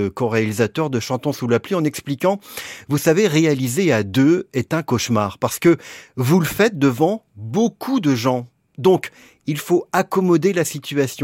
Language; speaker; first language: French; native; French